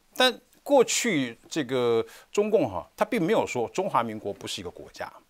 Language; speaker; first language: Chinese; native; Chinese